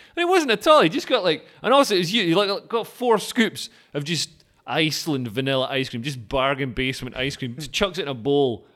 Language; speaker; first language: English; native; English